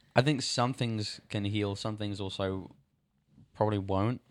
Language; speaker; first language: English; native; English